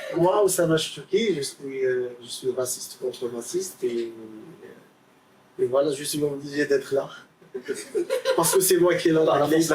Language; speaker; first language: French; non-native, local second language; Arabic